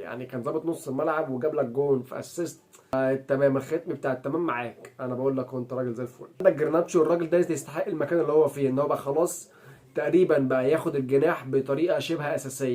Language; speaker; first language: Arabic; native; Arabic